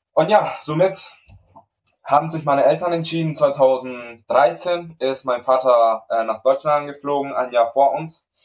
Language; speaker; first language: German; non-native, fluent; Spanish